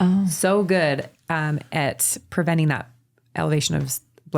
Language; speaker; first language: English; native; English